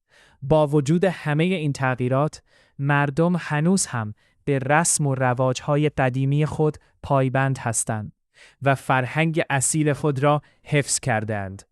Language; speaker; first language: Persian; native; Persian